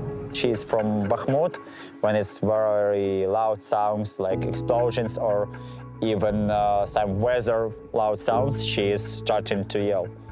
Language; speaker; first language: English; non-native, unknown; Ukrainian